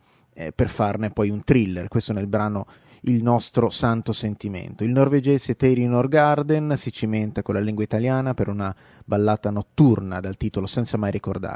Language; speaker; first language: Italian; native; Italian